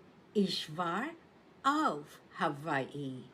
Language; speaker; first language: German; non-native, fluent; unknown